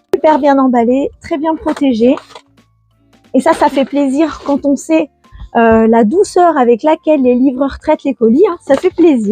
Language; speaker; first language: French; native; French